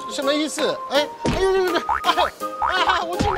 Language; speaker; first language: Chinese; non-native, fluent; Japanese